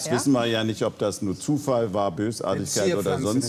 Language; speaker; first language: German; native; German